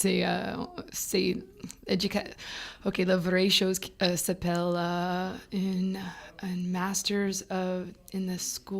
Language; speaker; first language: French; non-native, fluent; English